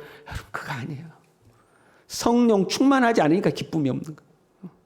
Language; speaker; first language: Korean; native; Korean